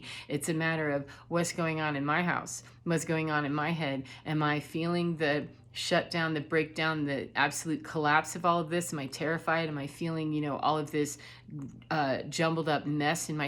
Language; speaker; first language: English; native; English